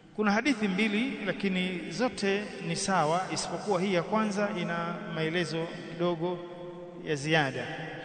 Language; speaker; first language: Swahili; native; Swahili